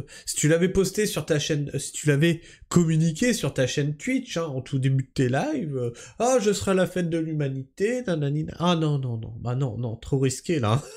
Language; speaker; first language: French; native; French